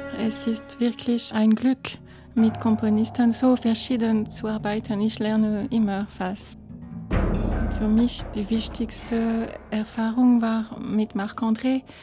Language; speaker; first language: German; non-native, fluent; French